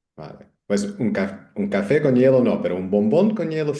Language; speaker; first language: Spanish; non-native, fluent; English